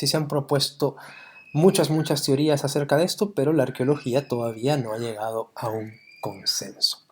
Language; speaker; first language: Spanish; native; Spanish